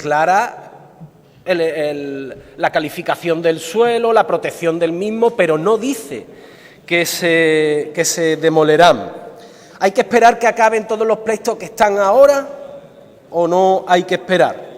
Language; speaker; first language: Spanish; native; Spanish